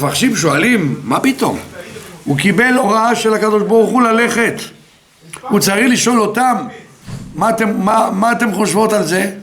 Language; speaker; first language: Hebrew; non-native, fluent; French